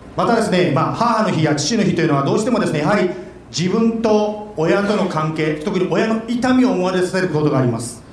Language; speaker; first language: Japanese; native; Japanese